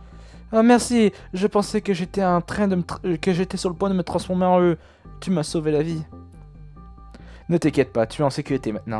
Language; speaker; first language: French; native; French